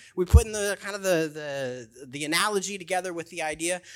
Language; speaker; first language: English; native; English